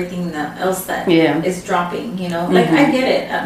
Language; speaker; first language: English; early bilingual, other home language; Spanish